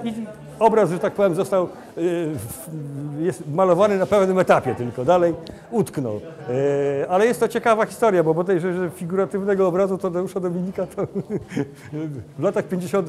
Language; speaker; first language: Polish; native; Polish